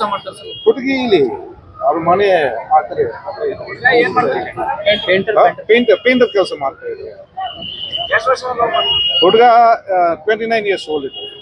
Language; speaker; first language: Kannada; non-native, fluent; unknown